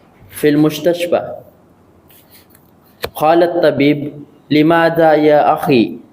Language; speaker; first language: Arabic; non-native, learner; Filipino